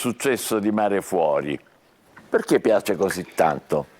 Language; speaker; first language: Italian; native; Italian